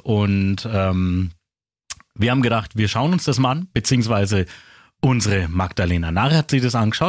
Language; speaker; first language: German; native; German